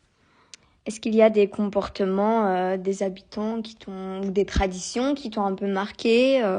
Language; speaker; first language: French; native; French